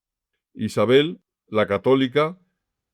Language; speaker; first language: Spanish; native; Spanish